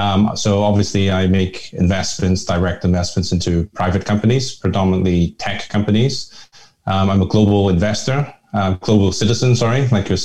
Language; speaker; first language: English; non-native, local second language; Hakka Chinese